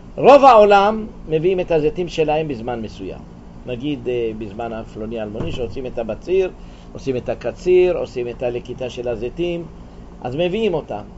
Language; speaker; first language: Hebrew; native; Hebrew